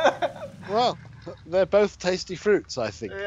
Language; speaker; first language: English; native; English